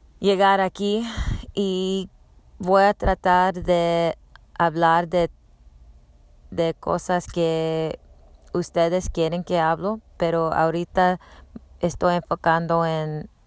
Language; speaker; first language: Spanish; non-native, learner; English